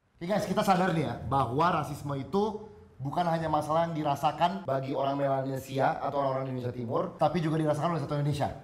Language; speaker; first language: Indonesian; native; Indonesian